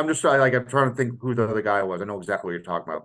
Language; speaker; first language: English; native; English